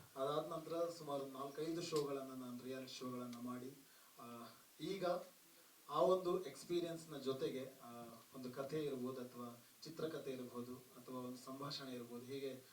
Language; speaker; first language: Kannada; non-native, local second language; Tulu